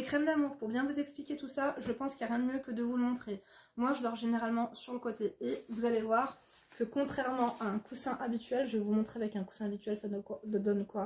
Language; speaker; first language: French; native; French